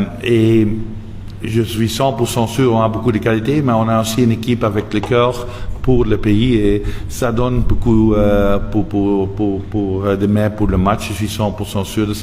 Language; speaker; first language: French; non-native, local second language; Dutch